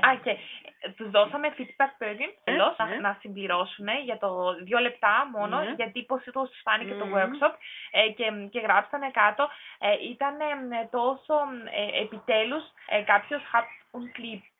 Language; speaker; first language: Greek; non-native, learner; German